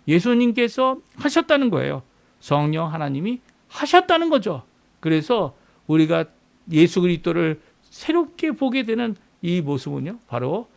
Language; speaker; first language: Korean; native; Korean